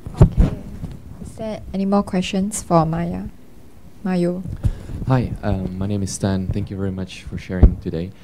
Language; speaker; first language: English; non-native, local second language; Filipino